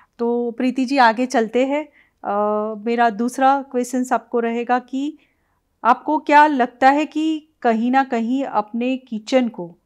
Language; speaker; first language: Hindi; non-native, local second language; Gujarati